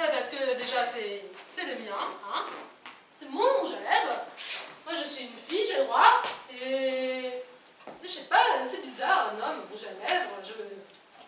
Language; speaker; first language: French; native; French